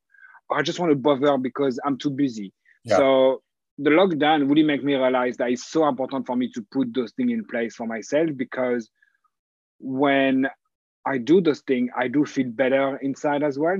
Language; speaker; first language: English; non-native, fluent; French